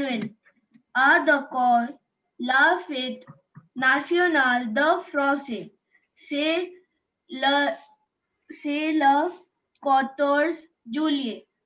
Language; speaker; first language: French; non-native, learner; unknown